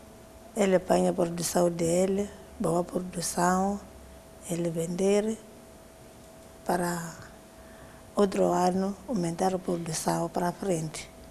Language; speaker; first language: Portuguese; non-native, local second language; Tsonga